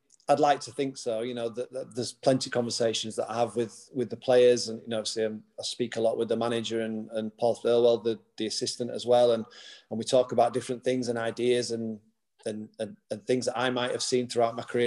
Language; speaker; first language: English; native; English